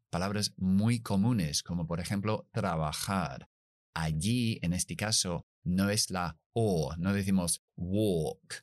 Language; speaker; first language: Spanish; non-native, fluent; English